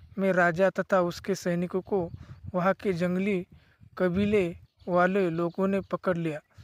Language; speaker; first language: Hindi; non-native, local second language; Marathi